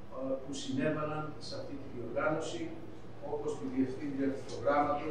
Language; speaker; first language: Greek; native; Greek